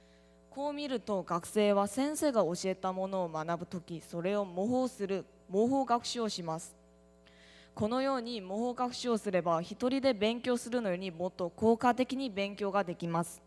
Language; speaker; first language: Japanese; non-native, learner; Korean